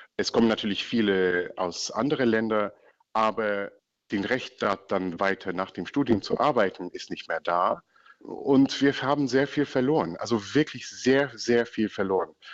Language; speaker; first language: German; non-native, fluent; English